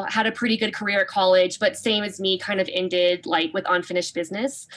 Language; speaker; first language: English; native; English